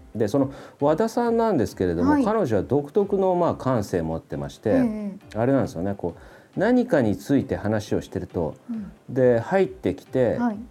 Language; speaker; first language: Japanese; native; Japanese